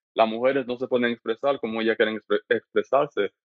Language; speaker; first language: Spanish; early bilingual, heritage; Spanish